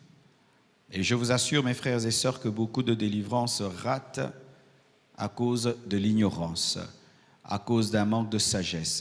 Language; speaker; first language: French; non-native, local second language; Lingala